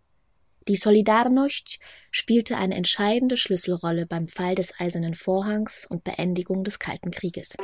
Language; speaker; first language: German; native; German